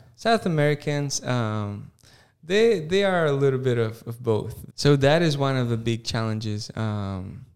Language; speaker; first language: English; non-native, fluent; Spanish